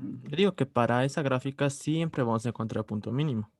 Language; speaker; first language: Spanish; native; Spanish